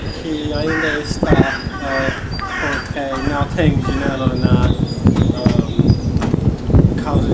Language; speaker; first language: Portuguese; non-native, learner; English